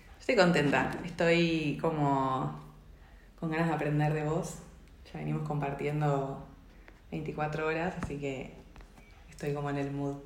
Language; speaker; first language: Spanish; native; Spanish